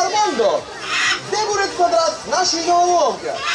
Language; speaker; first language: Russian; non-native, learner; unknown